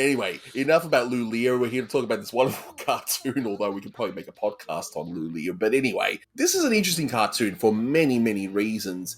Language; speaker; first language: English; native; English